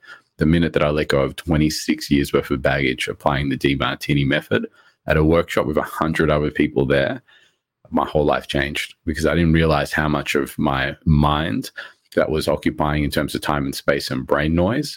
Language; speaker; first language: English; early bilingual, other home language; Morisyen